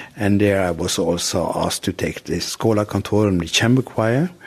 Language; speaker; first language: English; non-native, fluent; Norwegian